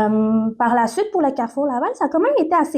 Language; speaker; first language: French; native; French